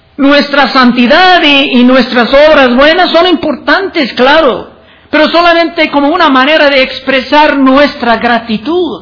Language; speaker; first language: Spanish; non-native, fluent; English